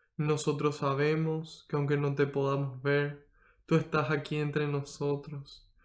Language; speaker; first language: Spanish; native; Spanish